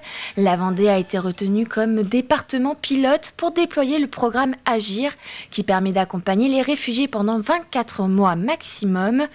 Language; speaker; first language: French; native; French